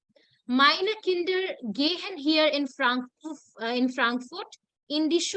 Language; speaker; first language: German; non-native, fluent; Hindi